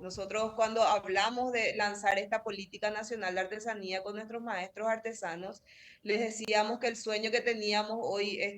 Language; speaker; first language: Spanish; native; Spanish